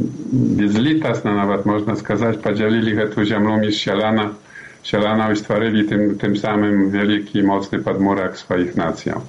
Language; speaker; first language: Polish; non-native, learner; Belarusian